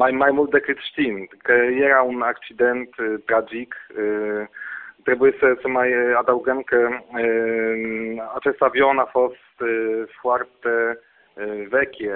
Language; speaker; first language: Romanian; non-native, fluent; Polish